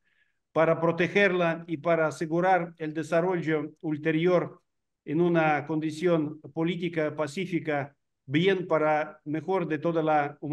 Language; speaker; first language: Spanish; non-native, fluent; Russian